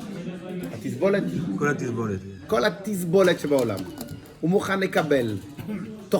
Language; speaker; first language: Hebrew; non-native, fluent; French